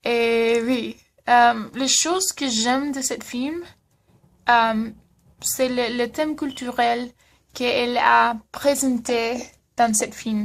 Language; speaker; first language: French; non-native, learner; Spanish